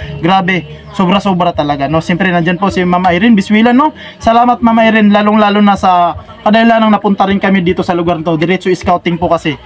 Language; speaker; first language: Filipino; non-native, local second language; Cebuano